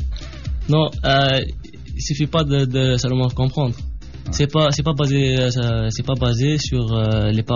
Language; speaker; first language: French; non-native, local second language; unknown